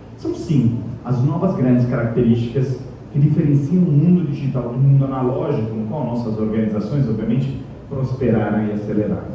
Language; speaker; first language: Portuguese; non-native, fluent; Italian